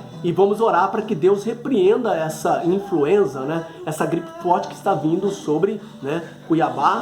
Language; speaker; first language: Portuguese; native; Portuguese